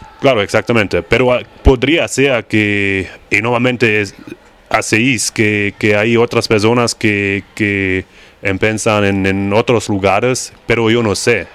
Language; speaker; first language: Spanish; non-native, learner; German